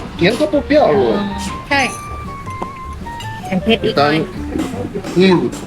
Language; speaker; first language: Korean; native; Korean